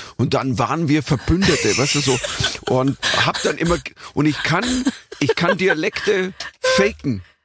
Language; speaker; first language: German; native; German